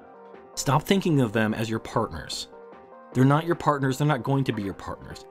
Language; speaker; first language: English; native; English